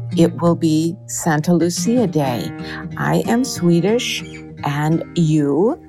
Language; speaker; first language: English; native; English